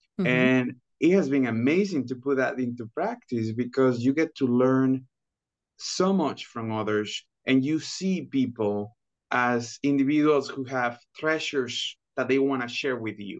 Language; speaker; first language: English; non-native, fluent; Spanish